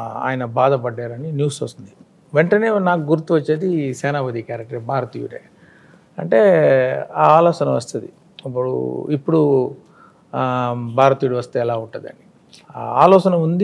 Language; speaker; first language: Telugu; non-native, fluent; Tamil